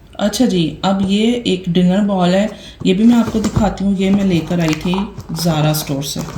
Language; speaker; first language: Urdu; native; Urdu